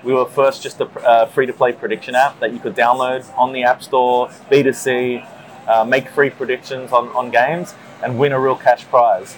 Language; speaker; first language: English; native; English